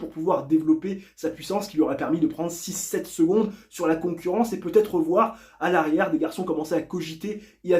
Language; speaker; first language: French; native; French